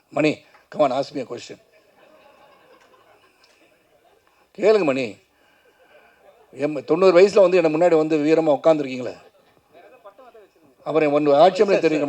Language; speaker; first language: Tamil; native; Tamil